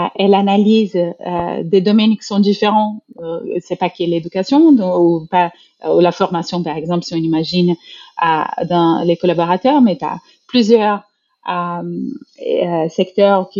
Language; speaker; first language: French; non-native, fluent; Portuguese